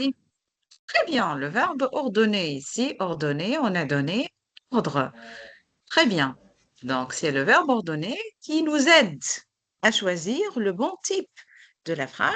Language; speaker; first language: French; non-native, local second language; Arabic